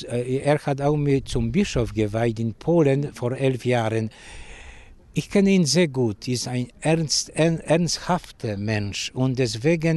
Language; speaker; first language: German; non-native, fluent; Polish